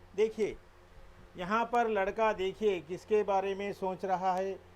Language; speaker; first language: Hindi; non-native, local second language; Telugu